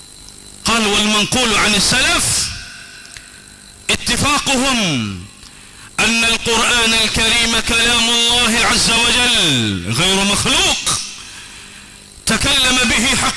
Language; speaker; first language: Arabic; non-native, local second language; Swahili